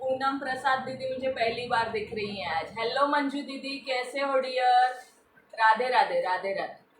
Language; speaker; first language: Hindi; non-native, local second language; Marathi